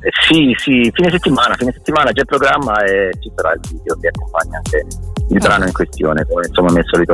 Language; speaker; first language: Italian; native; Italian